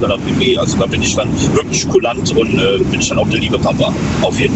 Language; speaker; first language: German; native; German